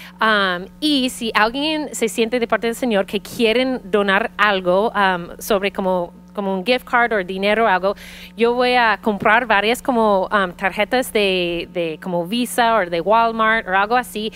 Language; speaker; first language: Spanish; early bilingual, heritage; Spanish